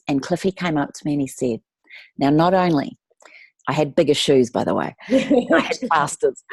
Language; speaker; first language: English; native; English